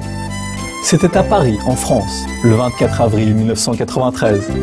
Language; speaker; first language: French; native; French